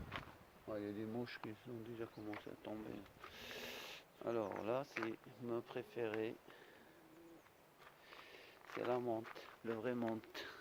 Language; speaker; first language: French; non-native, fluent; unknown